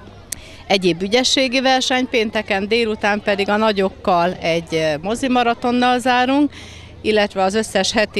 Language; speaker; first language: Hungarian; native; Hungarian